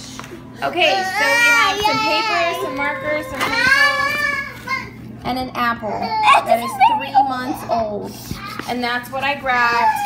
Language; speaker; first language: English; native; English